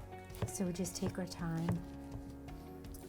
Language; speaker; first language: English; native; English